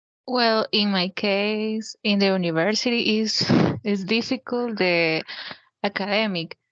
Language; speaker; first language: English; non-native, learner; Spanish